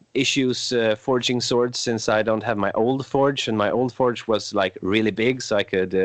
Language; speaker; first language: English; non-native, fluent; Swedish